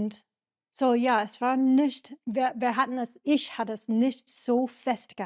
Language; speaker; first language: German; non-native, learner; English